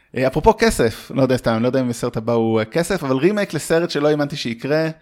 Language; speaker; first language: Hebrew; early bilingual, heritage; Hebrew